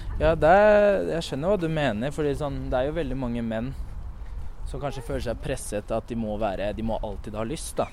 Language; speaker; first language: Norwegian; native; Norwegian